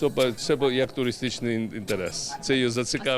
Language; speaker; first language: Ukrainian; non-native, learner; Georgian